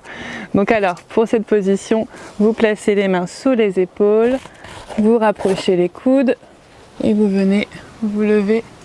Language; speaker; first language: French; native; French